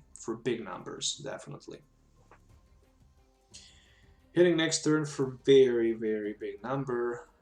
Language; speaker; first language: English; non-native, fluent; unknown